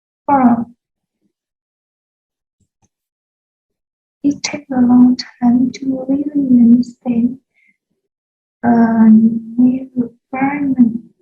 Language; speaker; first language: English; non-native, learner; Vietnamese